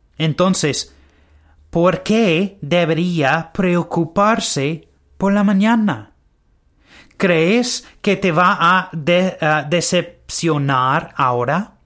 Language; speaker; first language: Spanish; non-native, learner; English